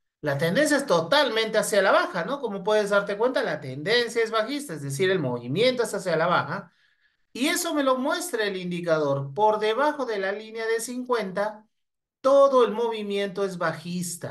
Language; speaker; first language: Spanish; native; Spanish